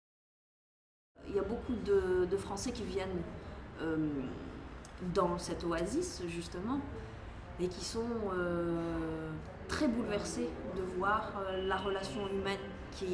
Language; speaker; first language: French; native; French